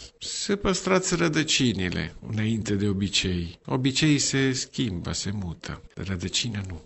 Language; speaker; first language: Romanian; non-native, fluent; Italian